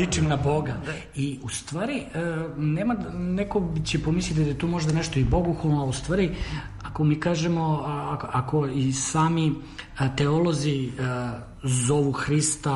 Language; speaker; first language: Serbian; native; Serbian